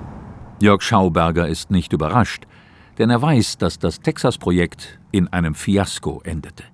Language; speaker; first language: German; native; German